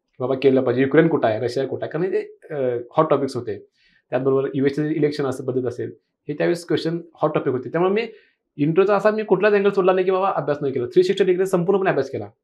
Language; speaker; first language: Marathi; non-native, local second language; Kannada